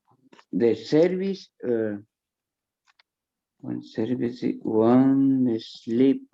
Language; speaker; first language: English; non-native, learner; Spanish